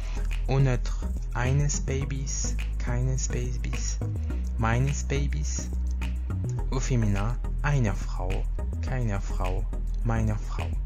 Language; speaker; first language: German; non-native, fluent; French